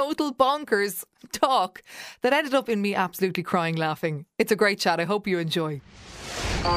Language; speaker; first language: English; native; English